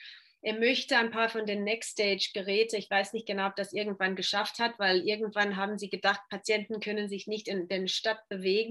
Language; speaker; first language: German; non-native, fluent; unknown